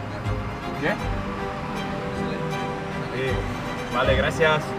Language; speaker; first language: Spanish; non-native, learner; English